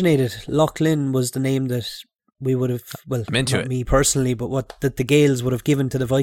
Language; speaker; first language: English; native; English